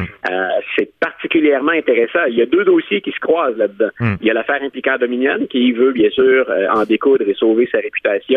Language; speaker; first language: French; native; French